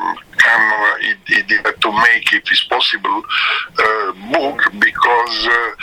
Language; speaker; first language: English; non-native, learner; Serbian